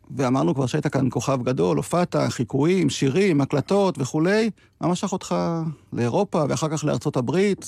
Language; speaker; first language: Hebrew; native; Hebrew